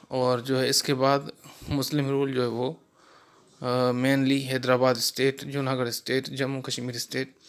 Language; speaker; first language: Urdu; non-native, local second language; Sindhi